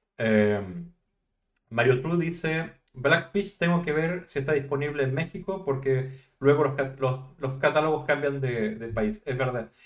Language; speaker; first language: Spanish; native; Spanish